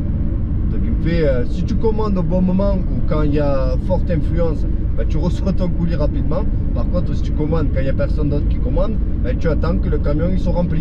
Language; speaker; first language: French; native; French